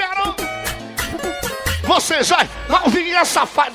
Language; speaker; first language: Portuguese; native; Portuguese